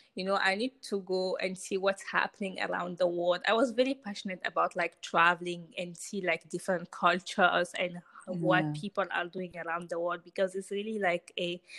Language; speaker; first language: English; non-native, fluent; Hausa